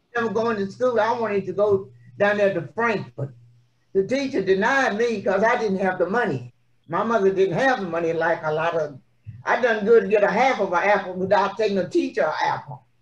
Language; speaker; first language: English; native; English